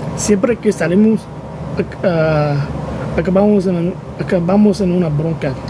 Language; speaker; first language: Spanish; non-native, learner; English